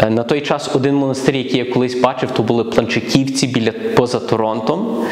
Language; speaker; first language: Ukrainian; early bilingual, heritage; Ukrainian